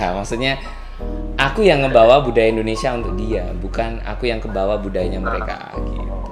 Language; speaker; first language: Indonesian; native; Indonesian